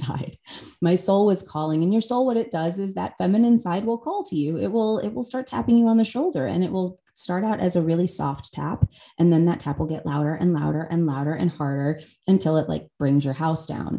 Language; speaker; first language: English; native; English